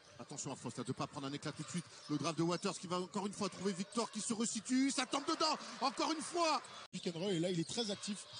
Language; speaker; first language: French; native; French